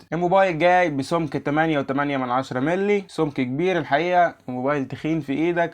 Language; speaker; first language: Arabic; native; Arabic